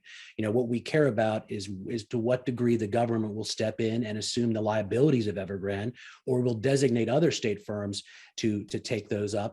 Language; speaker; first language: English; native; English